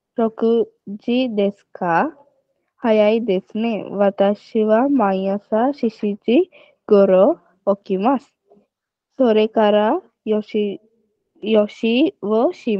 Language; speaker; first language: Japanese; non-native, learner; Sinhala